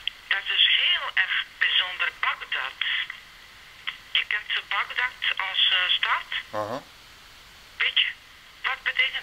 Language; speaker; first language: Dutch; non-native, learner; Serbian